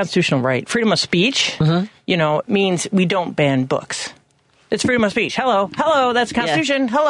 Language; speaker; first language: English; native; English